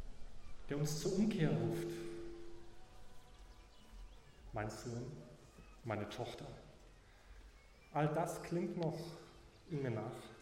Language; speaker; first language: German; native; German